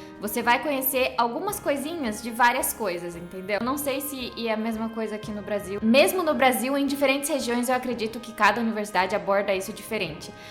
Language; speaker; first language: Portuguese; native; Portuguese